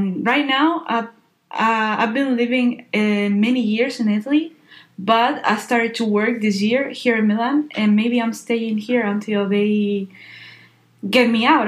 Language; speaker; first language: English; non-native, fluent; Spanish